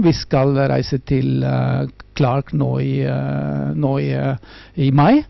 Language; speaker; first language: Norwegian; non-native, fluent; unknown